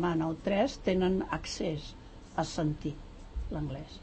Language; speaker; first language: Catalan; native; Catalan